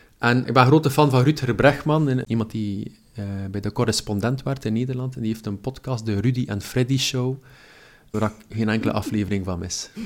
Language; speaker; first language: Dutch; native; Dutch